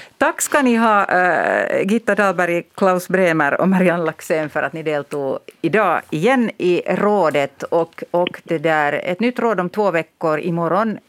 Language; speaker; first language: Swedish; native; Swedish